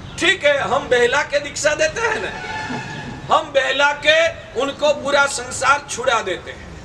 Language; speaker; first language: Hindi; non-native, local second language; Gujarati